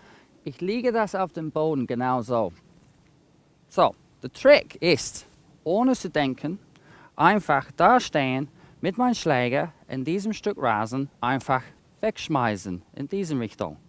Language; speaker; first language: German; non-native, fluent; English